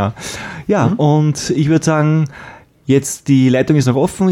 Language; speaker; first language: German; native; German